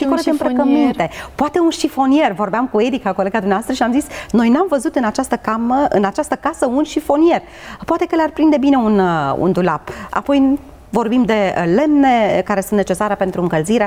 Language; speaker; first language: Romanian; native; Romanian